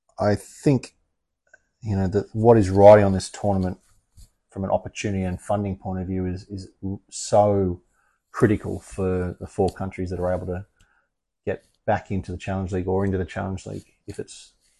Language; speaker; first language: English; native; English